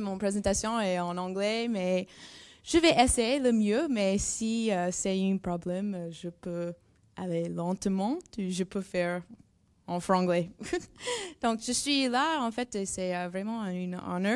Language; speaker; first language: French; non-native, learner; English